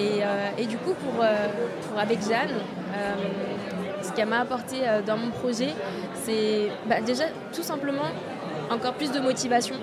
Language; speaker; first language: French; native; French